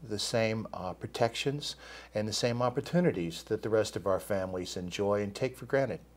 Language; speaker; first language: English; native; English